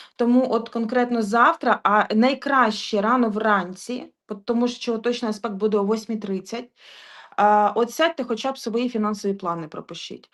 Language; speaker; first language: Ukrainian; non-native, local second language; Russian